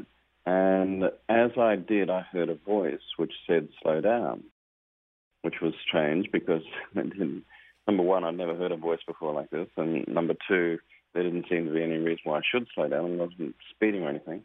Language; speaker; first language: English; native; English